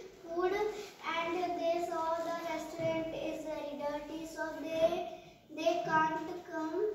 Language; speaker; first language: English; non-native, learner; Hindi